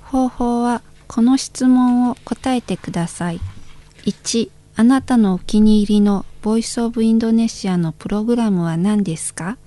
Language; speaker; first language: Japanese; non-native, fluent; Indonesian